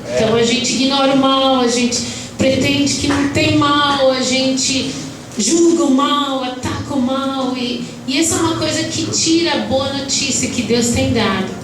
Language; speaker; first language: Portuguese; native; Portuguese